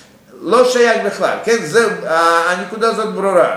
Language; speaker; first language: Hebrew; non-native, fluent; Russian